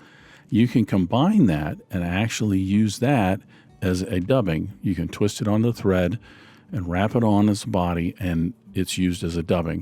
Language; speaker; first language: English; native; English